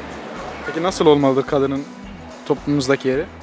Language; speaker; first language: Turkish; native; Turkish